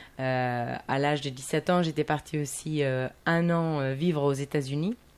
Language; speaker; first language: French; non-native, fluent; German